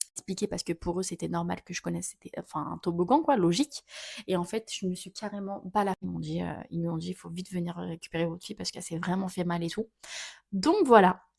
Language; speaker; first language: French; early bilingual, other home language; Arabic